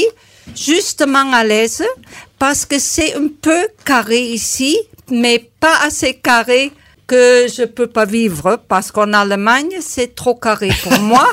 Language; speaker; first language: French; non-native, learner; German